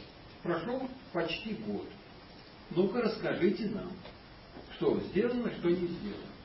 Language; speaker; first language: Russian; native; Russian